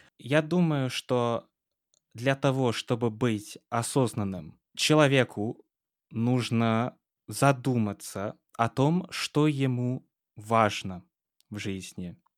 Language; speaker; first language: Russian; non-native, fluent; English